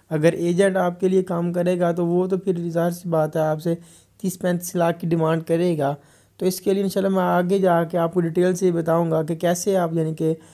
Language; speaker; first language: Urdu; non-native, local second language; Punjabi